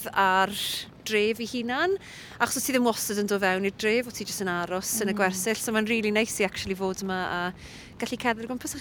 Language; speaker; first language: Welsh; native; Welsh